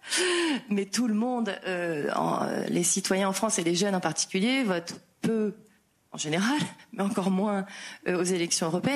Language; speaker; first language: French; native; French